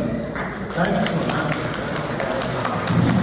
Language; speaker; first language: German; non-native, fluent; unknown